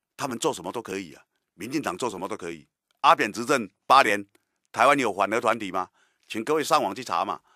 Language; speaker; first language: Chinese; native; Chinese